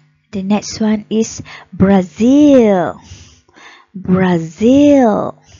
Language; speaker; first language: English; non-native, local second language; Malay